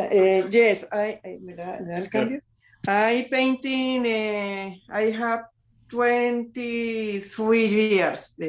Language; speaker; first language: English; non-native, learner; Spanish